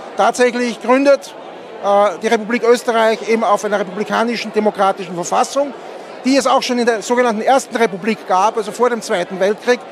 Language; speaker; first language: German; native; German